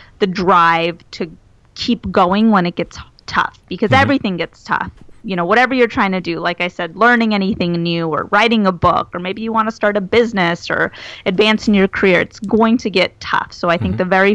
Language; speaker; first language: English; native; English